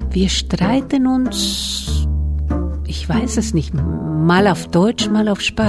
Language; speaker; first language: German; non-native, fluent; Spanish